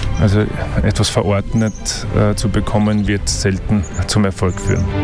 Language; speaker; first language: German; native; German